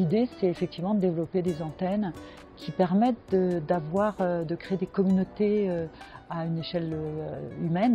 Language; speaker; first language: French; native; French